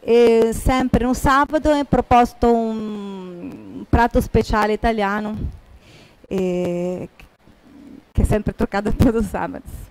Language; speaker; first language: Portuguese; non-native, fluent; Italian